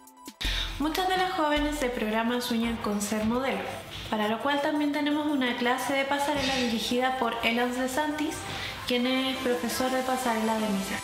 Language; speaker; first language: Spanish; native; Spanish